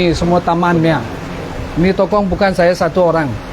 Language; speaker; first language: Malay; non-native, local second language; Cantonese